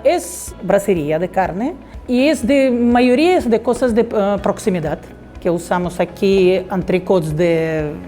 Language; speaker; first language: Spanish; non-native, learner; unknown